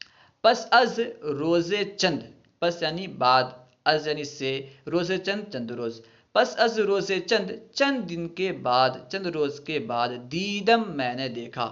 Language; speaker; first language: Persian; non-native, fluent; Urdu